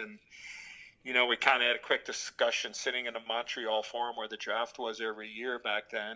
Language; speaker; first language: English; native; English